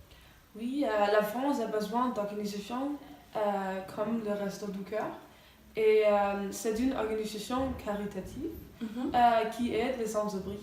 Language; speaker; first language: French; non-native, learner; Danish